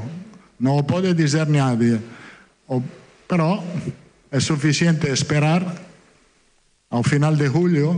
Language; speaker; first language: Portuguese; non-native, fluent; Italian